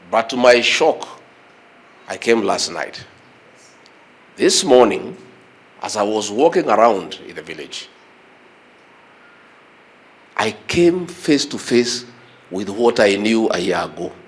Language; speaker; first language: English; non-native, local second language; Kikuyu